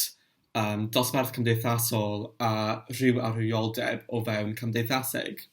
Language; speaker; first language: Welsh; non-native, local second language; English